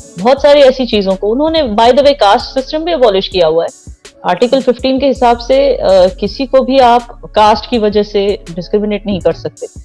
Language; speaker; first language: Hindi; non-native, local second language; Kashmiri